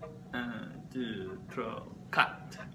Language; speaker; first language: French; early bilingual, heritage; English